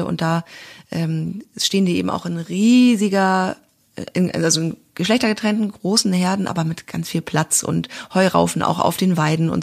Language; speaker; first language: German; native; German